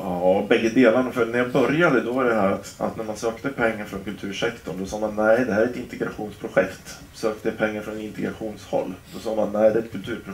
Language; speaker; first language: Swedish; native; Swedish